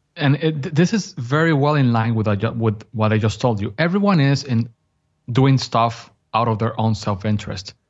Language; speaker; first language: English; non-native, fluent; Spanish